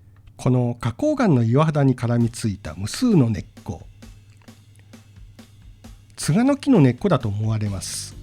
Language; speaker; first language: Japanese; native; Japanese